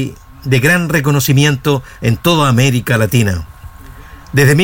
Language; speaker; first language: Spanish; native; Spanish